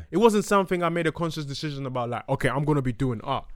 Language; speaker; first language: English; non-native, local second language; Akan